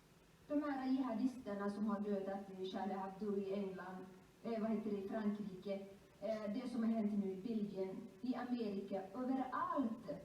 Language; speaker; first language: Swedish; non-native, fluent; Somali